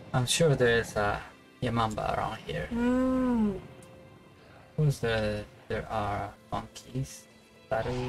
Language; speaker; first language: English; non-native, learner; Japanese